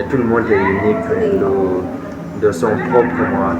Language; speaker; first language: French; non-native, fluent; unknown